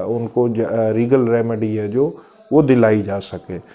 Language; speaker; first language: Hindi; non-native, local second language; Punjabi